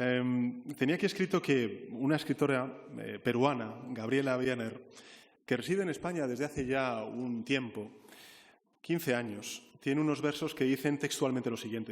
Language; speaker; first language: Spanish; native; Spanish